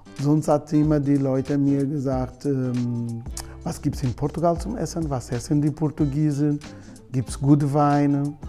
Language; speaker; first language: German; non-native, learner; Portuguese